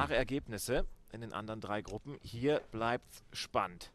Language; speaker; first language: German; native; German